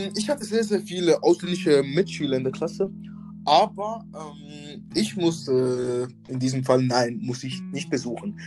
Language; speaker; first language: German; early bilingual, other home language; English